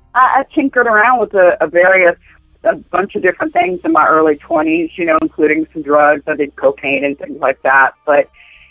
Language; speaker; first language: English; native; English